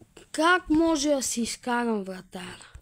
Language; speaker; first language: Bulgarian; native; Bulgarian